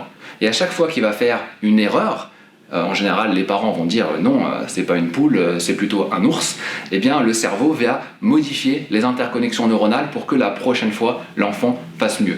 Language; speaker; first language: French; native; French